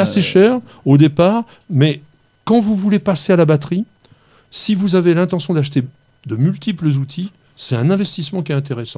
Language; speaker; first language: French; native; French